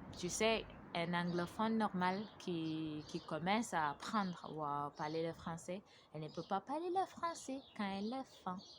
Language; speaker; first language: French; non-native, fluent; Ganda